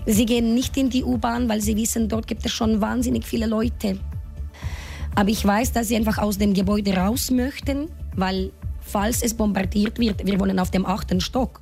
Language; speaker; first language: German; non-native, fluent; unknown